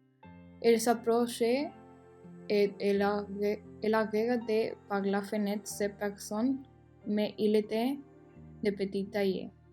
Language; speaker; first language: French; non-native, learner; Spanish